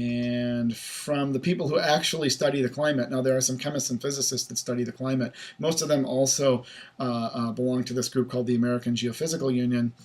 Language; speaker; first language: English; native; English